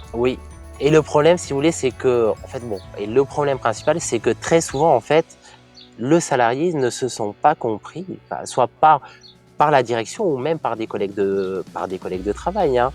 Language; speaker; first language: French; native; French